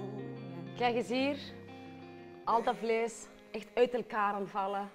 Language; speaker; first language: Dutch; non-native, fluent; Icelandic